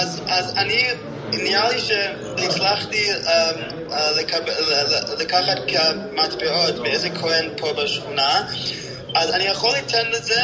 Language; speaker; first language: Hebrew; non-native, fluent; English